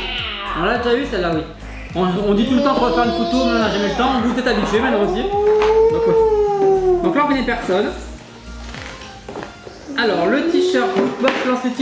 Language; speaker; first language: French; native; French